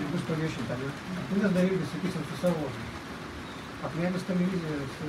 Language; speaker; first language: Lithuanian; native; Lithuanian